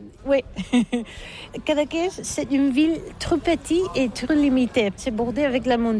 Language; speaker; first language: French; non-native, learner; Catalan